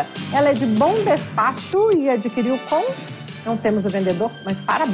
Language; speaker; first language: Portuguese; native; Portuguese